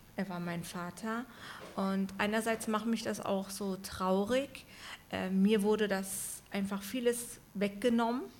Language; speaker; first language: German; early bilingual, other home language; Turkish